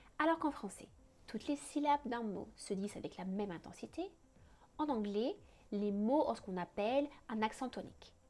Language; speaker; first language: French; native; French